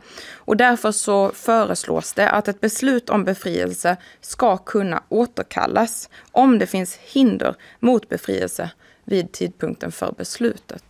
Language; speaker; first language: Swedish; native; Swedish